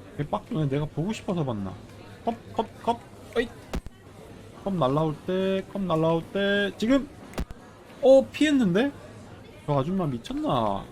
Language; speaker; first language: Korean; non-native, fluent; Finnish